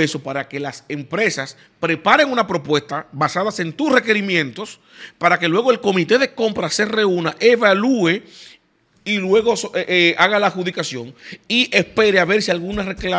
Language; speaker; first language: Spanish; native; Spanish